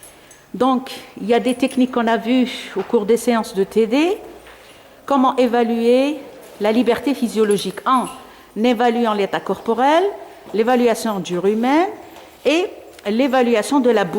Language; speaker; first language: French; non-native, local second language; Arabic